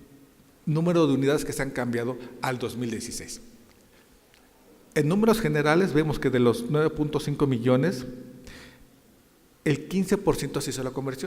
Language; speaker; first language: Spanish; native; Spanish